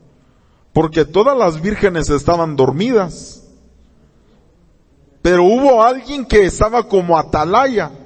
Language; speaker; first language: Spanish; native; Spanish